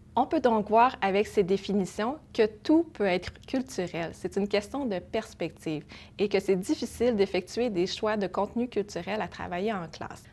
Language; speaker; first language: French; early bilingual, other home language; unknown